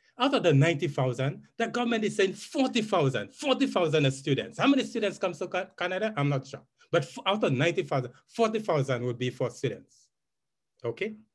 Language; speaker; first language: English; native; English